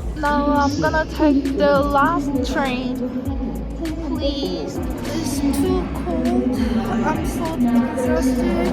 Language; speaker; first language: English; non-native, learner; Korean